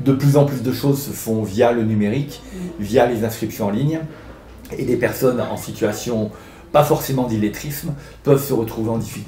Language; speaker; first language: French; native; French